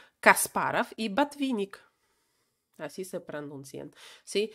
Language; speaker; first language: Spanish; non-native, fluent; Russian